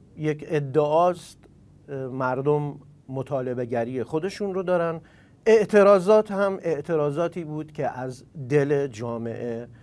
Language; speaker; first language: Persian; non-native, local second language; Central Kurdish